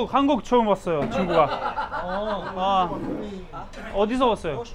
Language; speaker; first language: Korean; non-native, learner; Russian